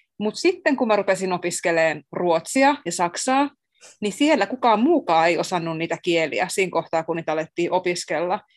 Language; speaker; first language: Finnish; native; Finnish